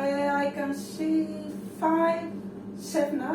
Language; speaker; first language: English; non-native, learner; Greek